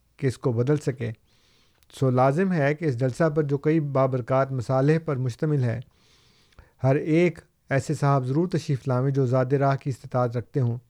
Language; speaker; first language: Urdu; native; Urdu